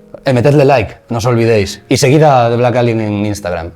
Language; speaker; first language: Spanish; native; Spanish